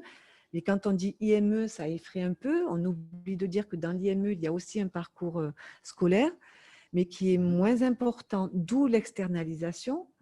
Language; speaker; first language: French; native; French